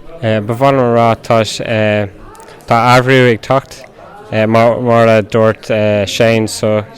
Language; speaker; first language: Irish; non-native, local second language; English